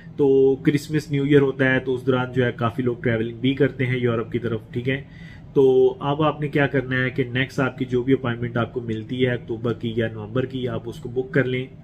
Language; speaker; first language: Urdu; native; Urdu